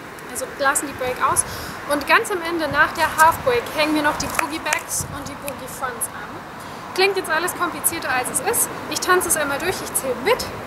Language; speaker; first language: German; native; German